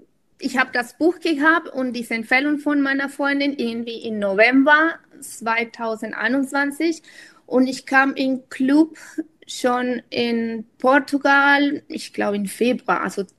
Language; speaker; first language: German; non-native, fluent; Spanish